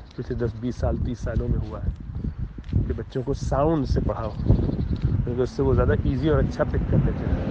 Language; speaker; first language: Urdu; native; Urdu